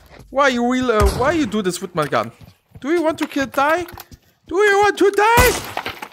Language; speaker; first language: English; non-native, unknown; German